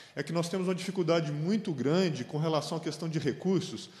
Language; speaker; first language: Portuguese; native; Portuguese